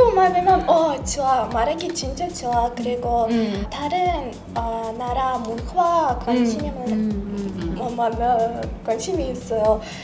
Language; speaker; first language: Korean; non-native, learner; Russian